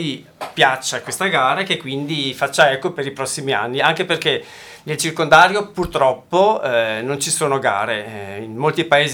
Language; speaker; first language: Italian; native; Italian